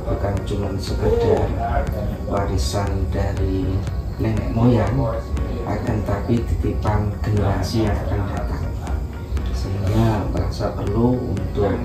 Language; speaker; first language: Indonesian; native; Indonesian